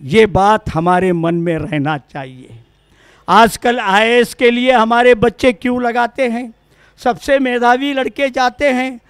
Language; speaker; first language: Hindi; non-native, local second language; Kannada